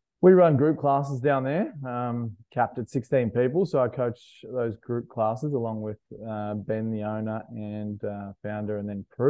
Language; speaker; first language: English; native; English